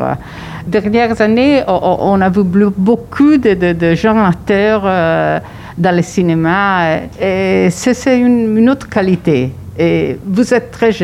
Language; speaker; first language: French; non-native, fluent; Italian